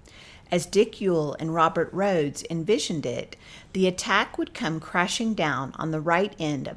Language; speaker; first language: English; native; English